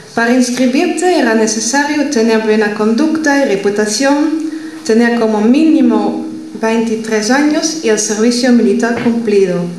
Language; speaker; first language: Spanish; non-native, fluent; Dutch